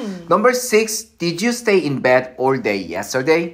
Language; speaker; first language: English; non-native, fluent; Korean